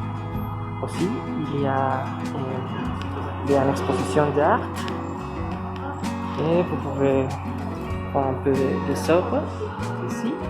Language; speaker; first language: French; non-native, learner; Spanish